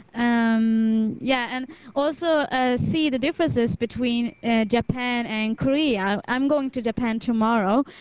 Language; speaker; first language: English; non-native, fluent; Swedish